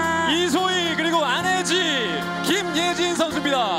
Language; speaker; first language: Korean; native; Korean